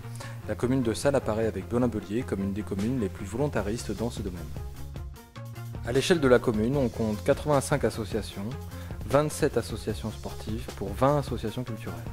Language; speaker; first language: French; native; French